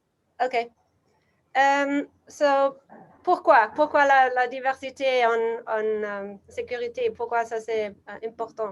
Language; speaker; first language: French; non-native, learner; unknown